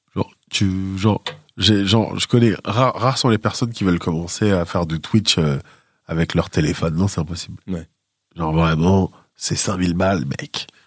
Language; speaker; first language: French; native; French